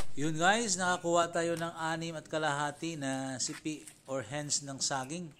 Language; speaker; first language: Filipino; non-native, local second language; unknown